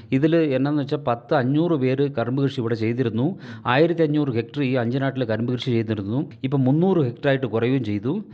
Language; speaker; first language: Malayalam; non-native, local second language; Tamil